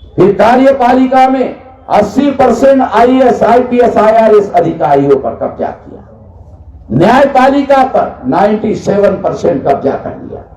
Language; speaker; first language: Hindi; non-native, local second language; Marathi